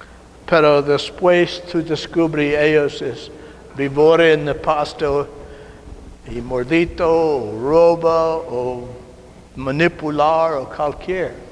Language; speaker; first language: Spanish; non-native, learner; English